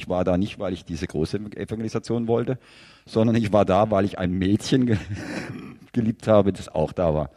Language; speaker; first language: German; native; German